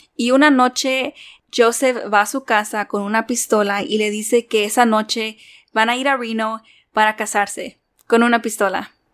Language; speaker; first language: Spanish; early bilingual, heritage; Spanish